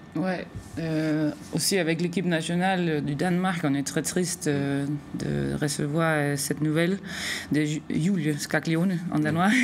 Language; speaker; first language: French; non-native, fluent; Danish